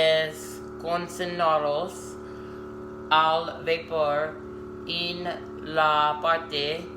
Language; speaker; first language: Spanish; non-native, learner; English